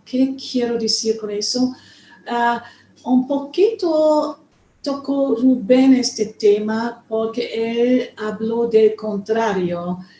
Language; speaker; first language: Spanish; non-native, fluent; German